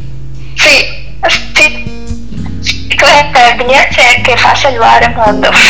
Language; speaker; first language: Italian; non-native, learner; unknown